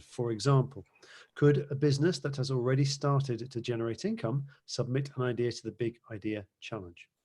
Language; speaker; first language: English; native; English